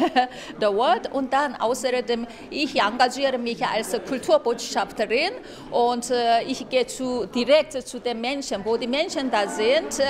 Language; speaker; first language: German; non-native, fluent; Korean